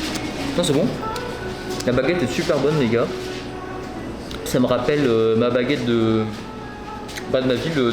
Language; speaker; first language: French; native; French